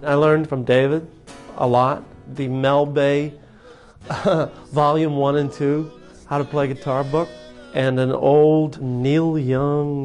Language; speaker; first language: English; native; English